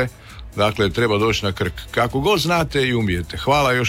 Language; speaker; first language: Serbian; native; Serbian